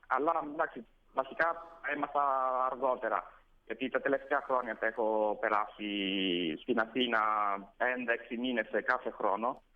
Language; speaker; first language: Greek; non-native, fluent; Italian